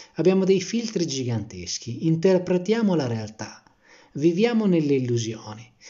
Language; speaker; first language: Italian; native; Italian